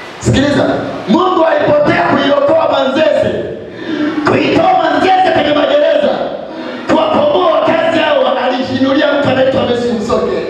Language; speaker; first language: Swahili; native; Swahili